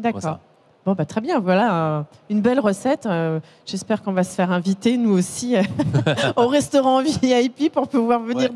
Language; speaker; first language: French; native; French